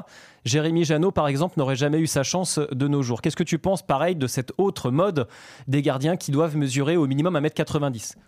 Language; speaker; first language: French; native; French